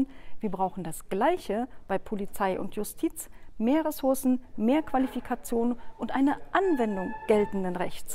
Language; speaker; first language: German; native; German